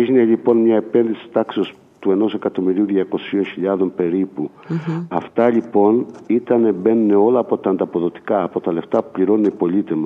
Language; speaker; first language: Greek; native; Greek